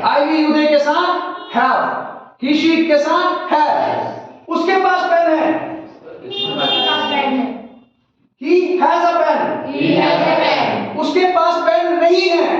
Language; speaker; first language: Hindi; native; Hindi